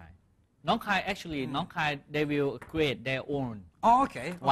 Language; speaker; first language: English; non-native, fluent; Thai